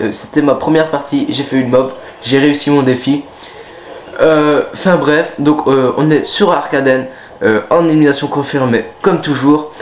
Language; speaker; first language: French; native; French